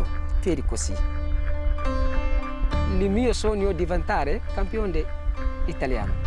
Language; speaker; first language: Italian; non-native, learner; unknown